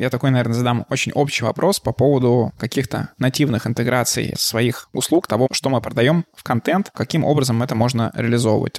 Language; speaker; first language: Russian; native; Russian